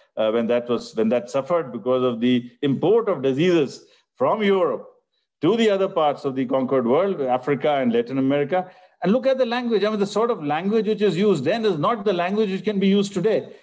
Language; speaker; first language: English; non-native, local second language; Punjabi